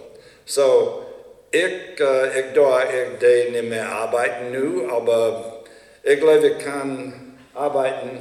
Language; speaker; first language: German; early bilingual, heritage; Low German